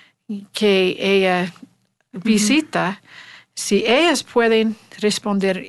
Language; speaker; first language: Spanish; non-native, learner; English